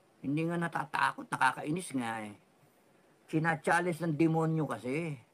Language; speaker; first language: Filipino; non-native, local second language; Cebuano